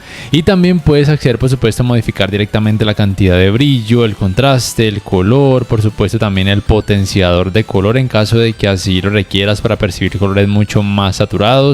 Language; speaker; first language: Spanish; native; Spanish